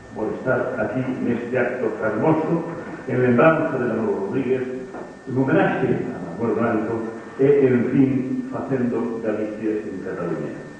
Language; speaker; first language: Spanish; non-native, local second language; Galician